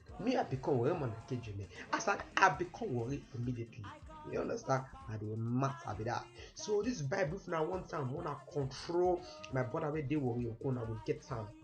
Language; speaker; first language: Nigerian Pidgin; native; Nigerian Pidgin